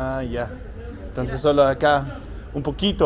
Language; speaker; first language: Spanish; non-native, learner; Danish